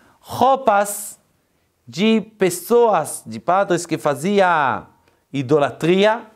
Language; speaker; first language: Portuguese; non-native, fluent; Hebrew